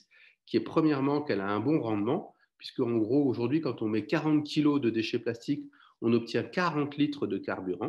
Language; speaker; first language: French; native; French